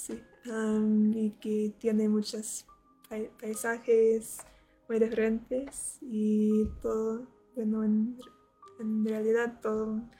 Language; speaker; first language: Spanish; non-native, learner; English